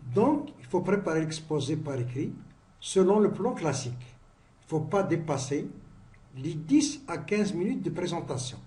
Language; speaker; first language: French; non-native, local second language; Arabic